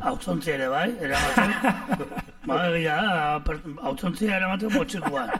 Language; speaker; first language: Basque; native; Basque